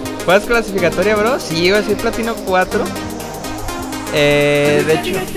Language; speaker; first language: Spanish; native; Spanish